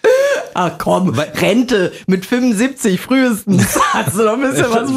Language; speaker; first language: German; native; German